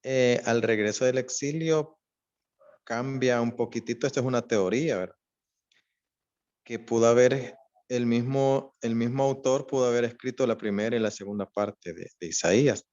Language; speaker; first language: Spanish; native; Spanish